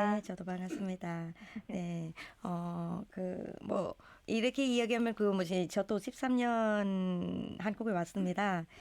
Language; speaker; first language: Korean; non-native, learner; Vietnamese